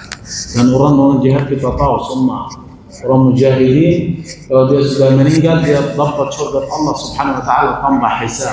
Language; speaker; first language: Indonesian; non-native, fluent; Arabic